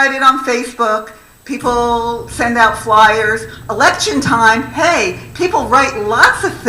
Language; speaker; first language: English; native; English